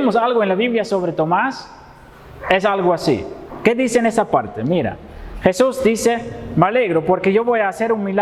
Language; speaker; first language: Spanish; non-native, fluent; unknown